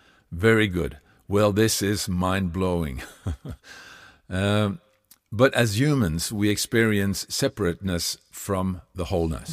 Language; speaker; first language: English; non-native, fluent; Norwegian